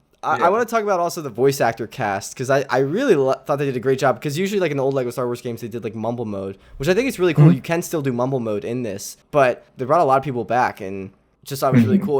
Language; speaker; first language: English; native; English